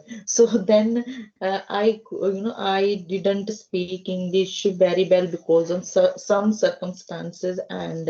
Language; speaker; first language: English; non-native, learner; Hindi